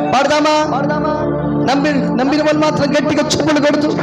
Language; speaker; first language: Telugu; non-native, local second language; Malayalam